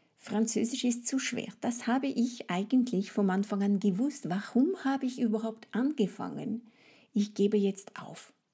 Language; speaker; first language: German; non-native, fluent; French